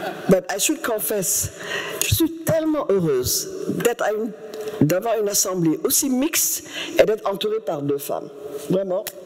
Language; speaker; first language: French; non-native, local second language; Wolof